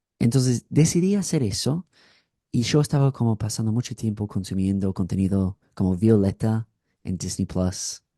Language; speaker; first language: Spanish; non-native, fluent; English